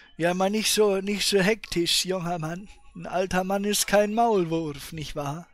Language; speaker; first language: German; native; German